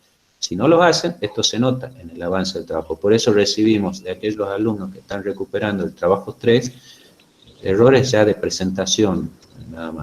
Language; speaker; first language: Spanish; native; Spanish